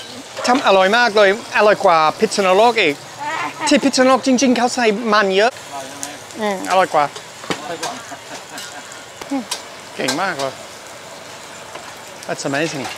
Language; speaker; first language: Thai; non-native, fluent; English